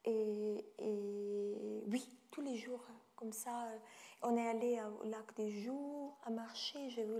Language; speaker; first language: French; non-native, fluent; Italian